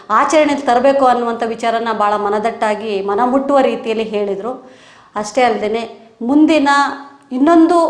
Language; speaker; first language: Kannada; native; Kannada